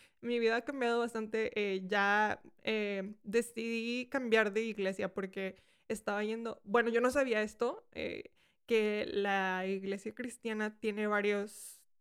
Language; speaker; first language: Spanish; early bilingual, heritage; Spanish